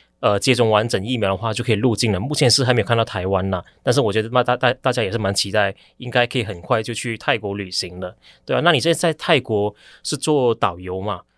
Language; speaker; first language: Chinese; native; Chinese